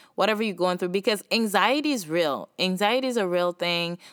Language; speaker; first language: English; early bilingual, other home language; Haitian Creole